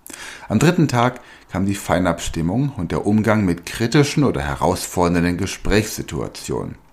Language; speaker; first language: German; native; German